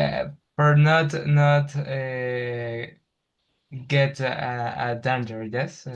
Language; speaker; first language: English; non-native, learner; Spanish